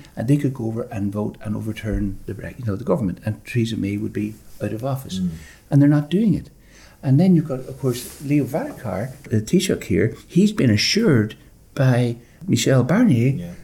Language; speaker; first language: English; native; English